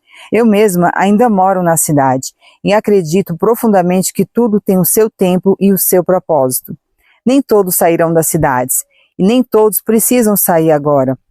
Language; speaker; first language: Portuguese; native; Portuguese